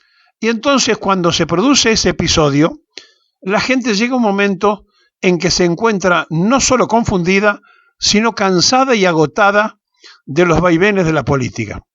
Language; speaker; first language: Spanish; native; Spanish